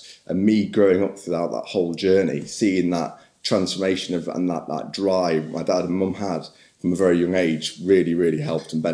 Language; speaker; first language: English; native; English